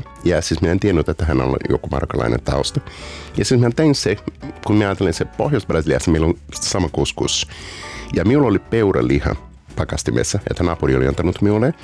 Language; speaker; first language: Finnish; non-native, fluent; Portuguese